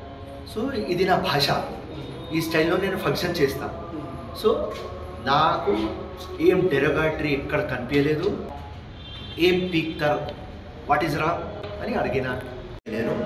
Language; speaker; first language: Telugu; non-native, local second language; Urdu